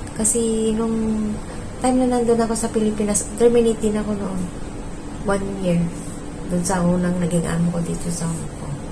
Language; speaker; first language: Filipino; non-native, local second language; Iloko